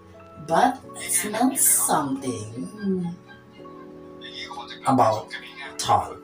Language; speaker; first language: English; non-native, local second language; Filipino